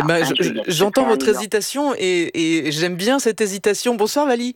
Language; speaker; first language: French; native; French